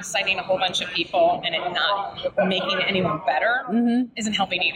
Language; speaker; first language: English; native; English